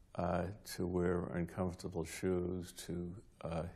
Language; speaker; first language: English; native; English